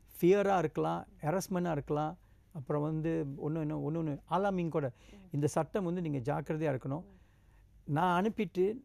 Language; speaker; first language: Tamil; native; Tamil